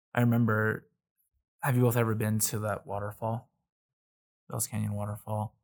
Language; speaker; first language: English; native; English